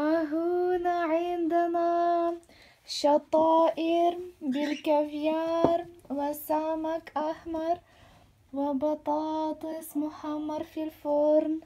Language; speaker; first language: Arabic; non-native, fluent; Ukrainian